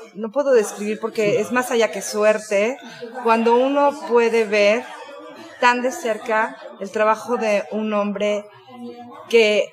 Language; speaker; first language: Spanish; native; Spanish